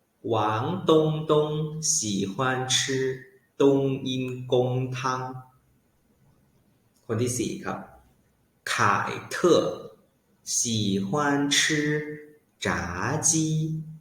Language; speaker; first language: Chinese; non-native, fluent; Thai